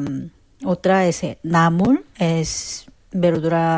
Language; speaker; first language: Spanish; non-native, fluent; Korean